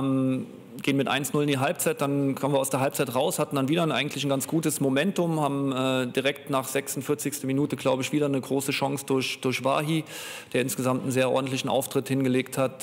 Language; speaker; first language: German; native; German